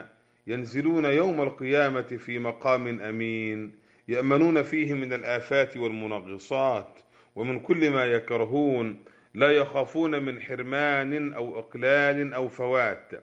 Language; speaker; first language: Arabic; native; Arabic